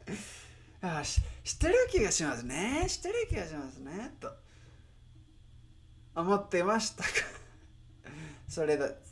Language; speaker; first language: Japanese; non-native, learner; Spanish